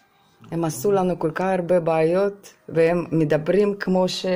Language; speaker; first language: Hebrew; non-native, fluent; Russian